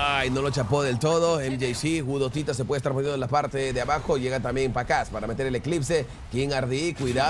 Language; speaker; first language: Spanish; native; Spanish